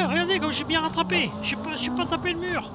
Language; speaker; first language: French; native; French